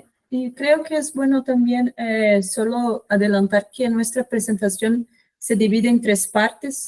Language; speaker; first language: Spanish; non-native, fluent; Portuguese